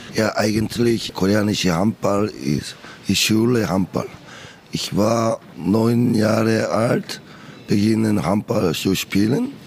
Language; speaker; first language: German; non-native, learner; Korean